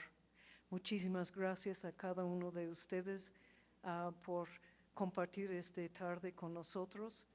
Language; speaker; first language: Spanish; non-native, fluent; English